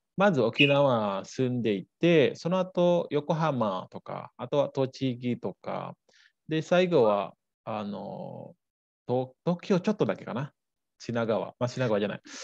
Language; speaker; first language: Japanese; non-native, fluent; Balinese